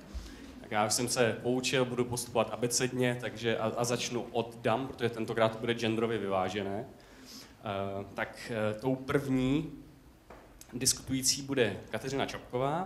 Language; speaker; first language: Czech; native; Czech